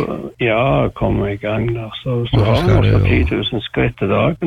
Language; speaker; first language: Norwegian; native; Norwegian